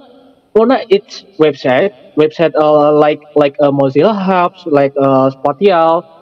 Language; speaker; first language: English; non-native, learner; Indonesian